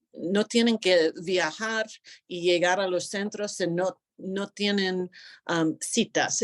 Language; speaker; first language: Spanish; non-native, fluent; English